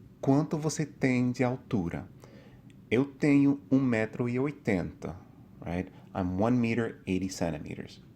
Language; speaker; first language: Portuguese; non-native, fluent; English